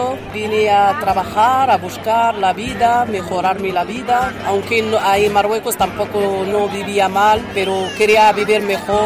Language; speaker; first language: Spanish; non-native, learner; Arabic